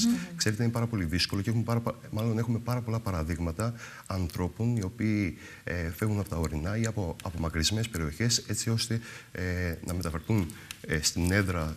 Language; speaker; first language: Greek; native; Greek